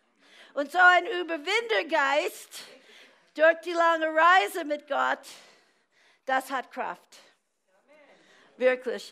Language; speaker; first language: German; non-native, fluent; English